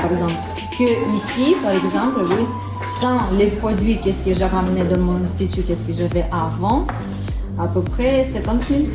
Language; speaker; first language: French; non-native, learner; Russian